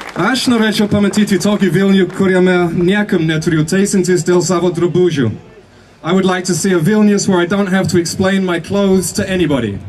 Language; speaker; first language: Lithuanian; non-native, fluent; English